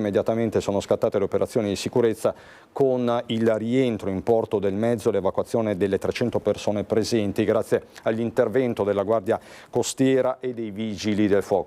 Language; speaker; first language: Italian; native; Italian